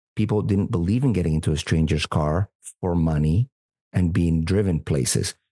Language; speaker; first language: English; non-native, fluent; Spanish